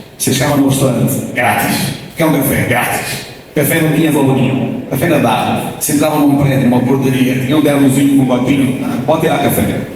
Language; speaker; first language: Portuguese; native; Portuguese